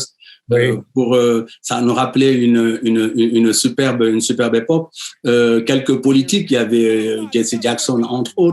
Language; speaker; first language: French; native; French